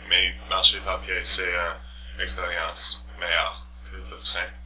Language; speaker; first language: French; non-native, learner; English